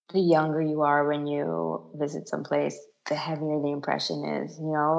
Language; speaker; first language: English; native; English